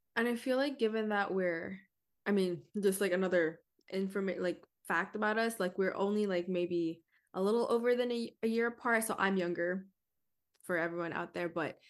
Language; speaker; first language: English; early bilingual, other home language; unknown